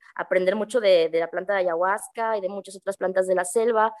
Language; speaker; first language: Spanish; native; Spanish